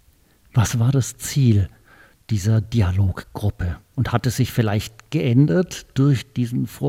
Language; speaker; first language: German; native; German